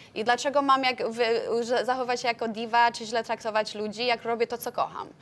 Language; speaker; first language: Polish; early bilingual, heritage; Polish